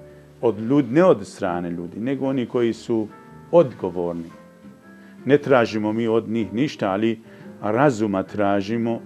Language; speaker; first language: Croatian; non-native, fluent; Persian